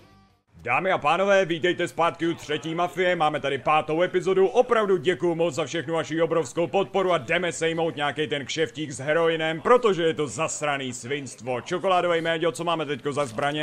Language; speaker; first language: Czech; native; Czech